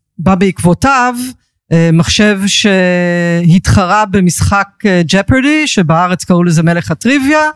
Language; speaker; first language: Hebrew; early bilingual, heritage; Hebrew